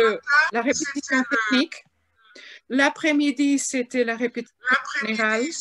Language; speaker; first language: French; non-native, fluent; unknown